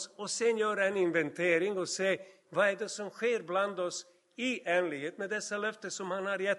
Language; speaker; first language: Swedish; non-native, fluent; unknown